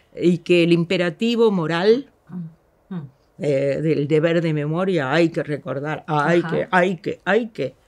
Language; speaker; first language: Spanish; native; Spanish